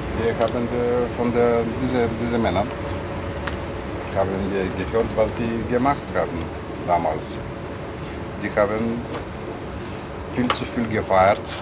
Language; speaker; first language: German; non-native, learner; Bulgarian